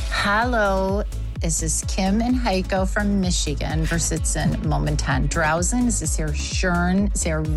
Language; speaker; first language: German; non-native, learner; English